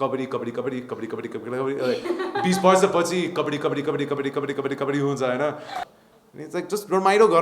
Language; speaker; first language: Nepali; non-native, learner; English